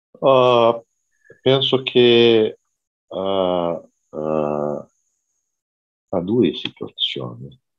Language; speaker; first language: Italian; non-native, learner; Portuguese